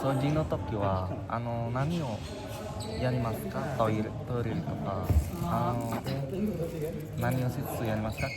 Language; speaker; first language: Japanese; non-native, learner; Indonesian